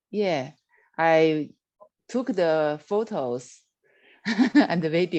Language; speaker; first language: English; non-native, learner; Chinese